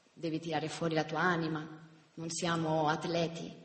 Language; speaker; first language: Italian; non-native, fluent; Spanish